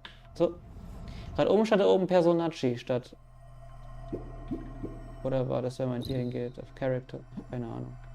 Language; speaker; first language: German; native; German